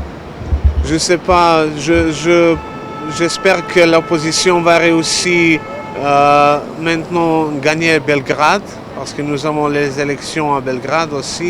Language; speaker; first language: French; non-native, learner; Serbian